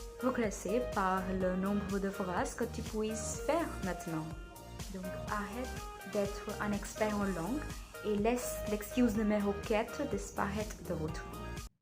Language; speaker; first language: French; non-native, learner; Hindi